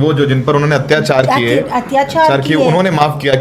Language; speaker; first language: Hindi; native; Hindi